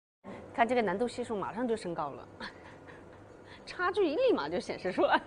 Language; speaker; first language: Chinese; native; Chinese